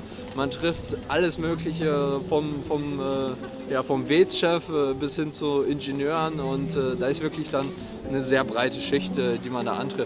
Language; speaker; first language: German; native; German